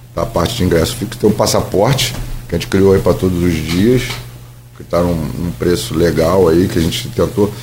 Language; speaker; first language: Portuguese; native; Portuguese